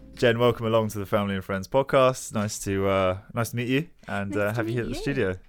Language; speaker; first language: English; native; English